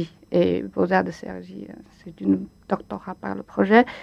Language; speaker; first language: French; non-native, fluent; Chinese